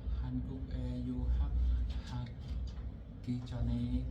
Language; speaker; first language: Korean; non-native, learner; Vietnamese